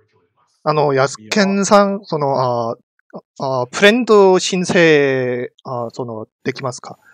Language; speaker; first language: Japanese; non-native, learner; Korean